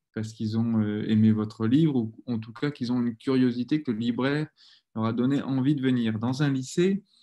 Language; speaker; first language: French; native; French